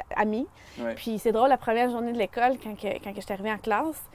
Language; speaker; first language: French; early bilingual, other home language; Spanish